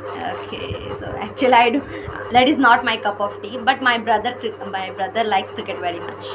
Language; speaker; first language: English; non-native, learner; Kannada